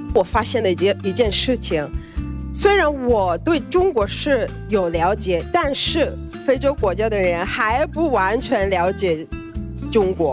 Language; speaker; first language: Chinese; non-native, fluent; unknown